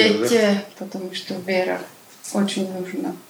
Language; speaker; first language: Russian; non-native, learner; Slovak